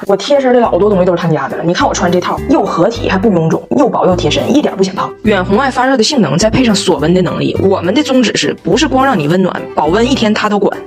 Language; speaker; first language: Chinese; native; Chinese